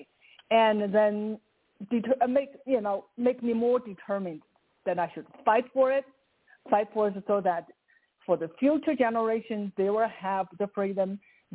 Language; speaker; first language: English; non-native, fluent; Chinese